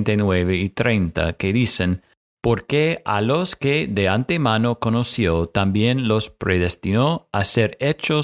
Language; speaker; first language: Spanish; non-native, fluent; English